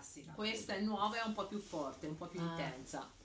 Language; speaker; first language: Italian; native; Italian